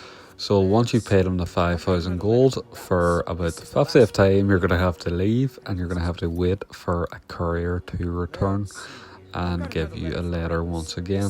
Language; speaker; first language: English; native; English